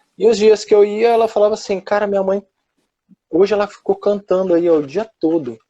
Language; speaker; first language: Portuguese; native; Portuguese